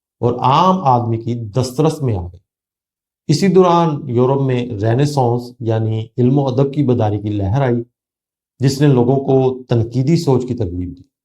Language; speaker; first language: Urdu; native; Urdu